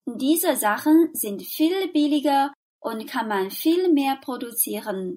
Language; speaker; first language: German; non-native, fluent; Chinese